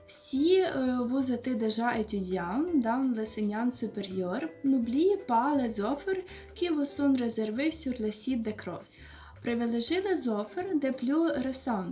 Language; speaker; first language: French; non-native, learner; Ukrainian